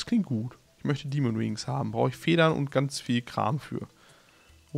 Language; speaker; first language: German; native; German